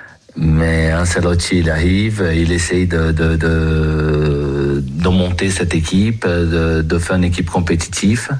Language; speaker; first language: French; non-native, fluent; Portuguese